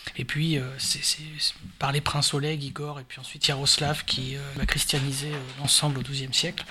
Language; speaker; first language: French; native; French